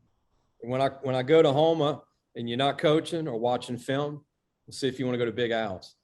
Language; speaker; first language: English; native; English